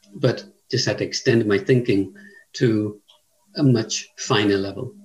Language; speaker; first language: English; native; English